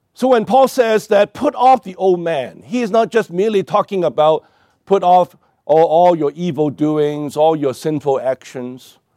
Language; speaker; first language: English; non-native, local second language; Cantonese